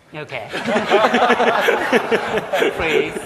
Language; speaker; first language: English; non-native, learner; Japanese